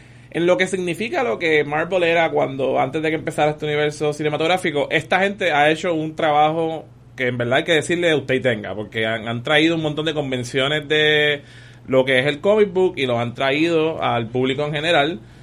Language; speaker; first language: Spanish; native; Spanish